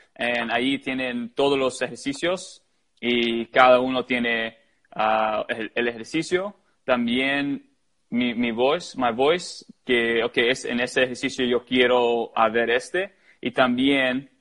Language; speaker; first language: Spanish; early bilingual, heritage; Spanish